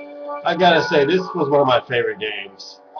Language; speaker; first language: English; native; English